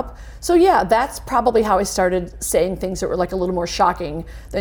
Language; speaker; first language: English; native; English